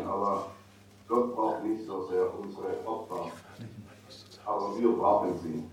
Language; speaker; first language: German; non-native, fluent; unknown